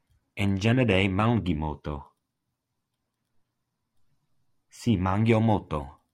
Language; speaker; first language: Italian; non-native, learner; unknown